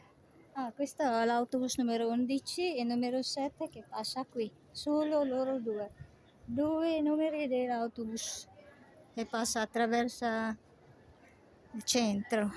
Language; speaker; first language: Italian; non-native, fluent; Cebuano